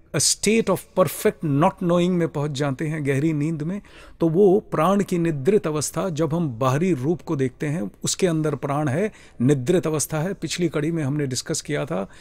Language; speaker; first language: Hindi; native; Hindi